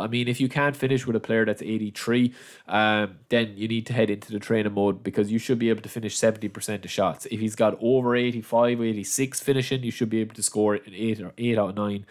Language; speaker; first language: English; native; English